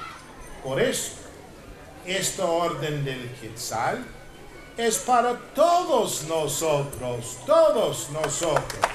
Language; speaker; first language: Spanish; non-native, fluent; English